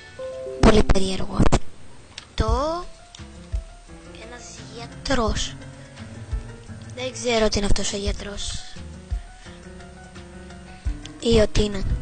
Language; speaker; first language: Greek; native; Greek